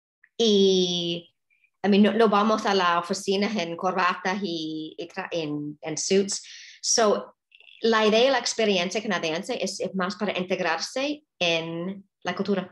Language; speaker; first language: Spanish; non-native, fluent; English